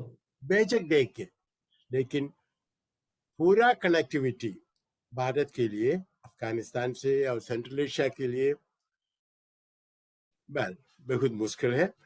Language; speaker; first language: Hindi; non-native, local second language; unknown